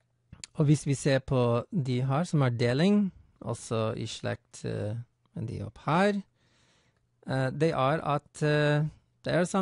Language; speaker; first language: Norwegian; non-native, fluent; English